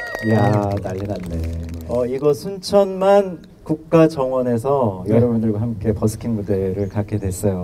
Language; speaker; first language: Korean; native; Korean